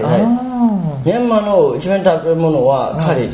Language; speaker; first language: Japanese; non-native, learner; Burmese